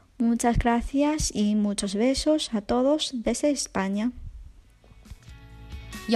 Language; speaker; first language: Spanish; non-native, fluent; Chinese